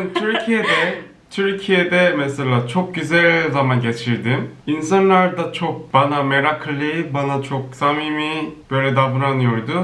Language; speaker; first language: Turkish; non-native, learner; Korean